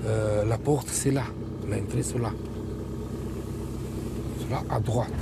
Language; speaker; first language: French; non-native, learner; Romanian